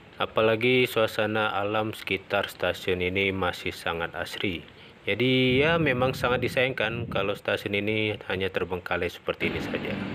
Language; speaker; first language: Indonesian; non-native, local second language; Minangkabau